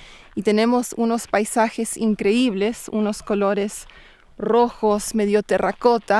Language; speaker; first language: Spanish; native; Spanish